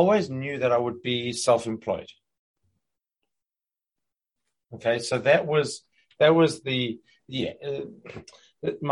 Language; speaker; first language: English; native; English